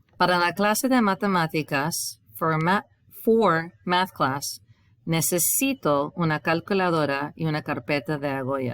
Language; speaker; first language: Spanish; non-native, fluent; English